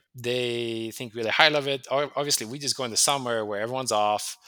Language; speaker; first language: English; non-native, fluent; Swedish